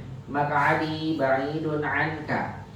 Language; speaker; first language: Arabic; non-native, fluent; Indonesian